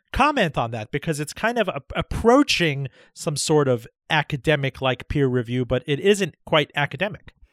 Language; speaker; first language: English; early bilingual, other home language; Persian